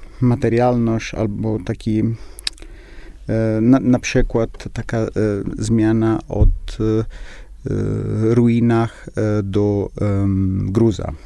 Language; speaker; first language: Polish; non-native, learner; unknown